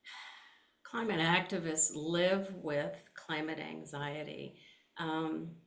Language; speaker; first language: English; native; English